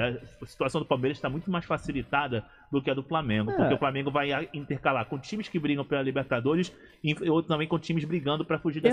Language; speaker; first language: Portuguese; native; Portuguese